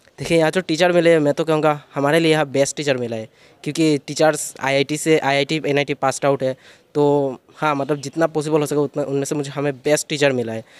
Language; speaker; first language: Hindi; non-native, local second language; Bangla